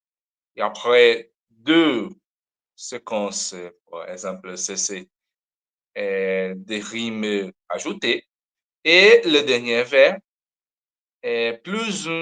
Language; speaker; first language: French; non-native, learner; Portuguese